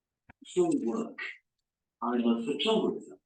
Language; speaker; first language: English; non-native, learner; Spanish